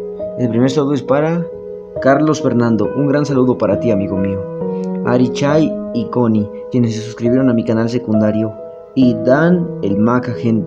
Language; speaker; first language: Spanish; native; Spanish